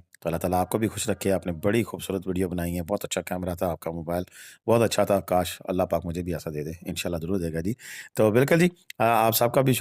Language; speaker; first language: Hindi; non-native, local second language; Punjabi